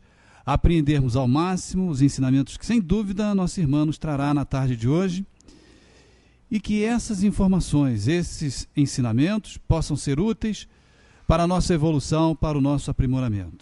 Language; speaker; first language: Portuguese; native; Portuguese